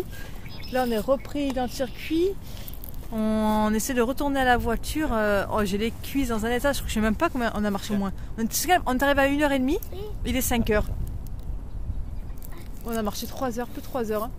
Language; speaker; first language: French; native; French